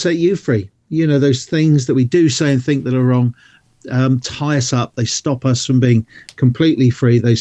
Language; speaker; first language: English; native; English